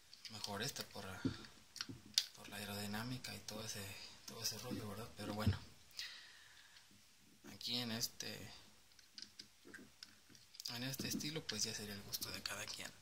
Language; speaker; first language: Spanish; native; Spanish